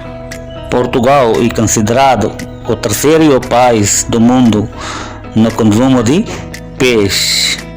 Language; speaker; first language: Portuguese; non-native, learner; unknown